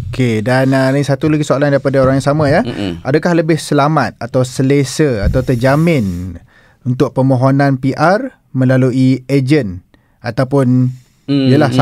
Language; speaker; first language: Malay; native; Malay